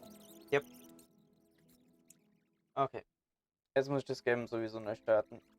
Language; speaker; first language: German; native; German